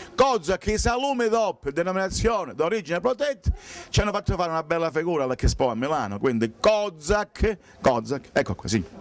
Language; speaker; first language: Italian; native; Italian